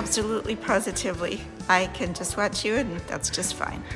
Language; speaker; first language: English; native; English